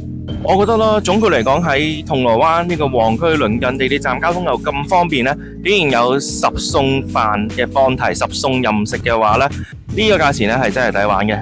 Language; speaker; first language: Cantonese; native; Cantonese